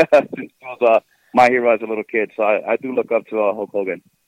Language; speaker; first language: English; early bilingual, other home language; Spanish